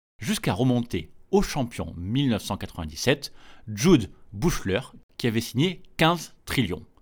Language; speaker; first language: French; native; French